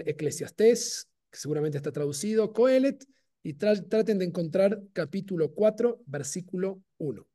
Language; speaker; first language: Spanish; native; Spanish